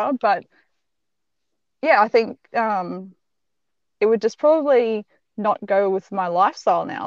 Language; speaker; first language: English; native; English